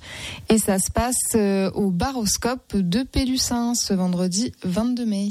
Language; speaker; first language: French; native; French